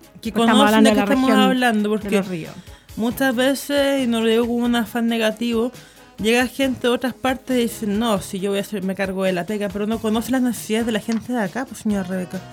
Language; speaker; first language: Spanish; native; Spanish